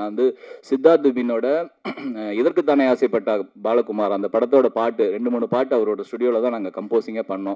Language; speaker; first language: Tamil; native; Tamil